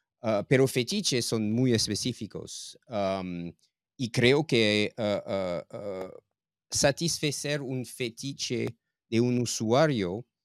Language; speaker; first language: Spanish; non-native, fluent; English